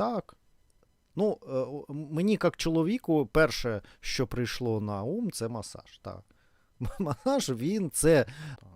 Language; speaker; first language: Ukrainian; non-native, learner; Russian